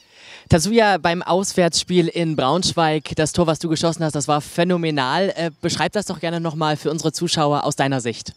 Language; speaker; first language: German; native; German